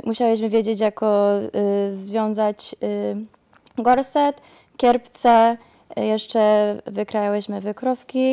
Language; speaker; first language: Polish; early bilingual, heritage; Polish